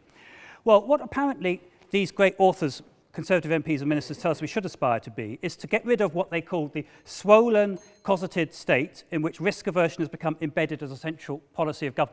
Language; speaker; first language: English; native; English